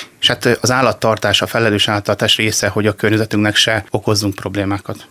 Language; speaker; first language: Hungarian; native; Hungarian